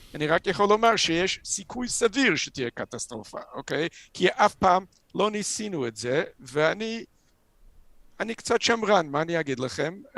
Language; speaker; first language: Hebrew; non-native, fluent; English